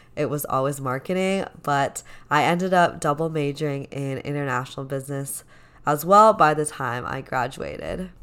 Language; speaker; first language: English; native; English